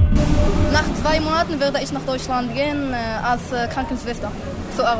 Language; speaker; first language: German; non-native, learner; Arabic